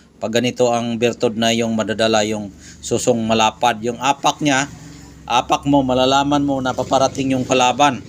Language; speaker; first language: Filipino; non-native, local second language; Cebuano